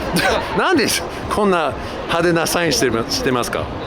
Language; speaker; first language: Japanese; non-native, fluent; English